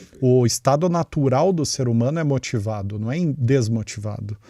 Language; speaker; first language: Portuguese; native; Portuguese